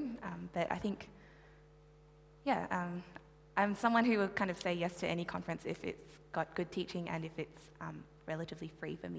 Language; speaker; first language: English; native; English